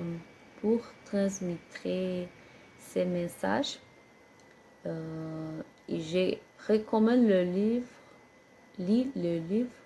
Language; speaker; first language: French; non-native, learner; Portuguese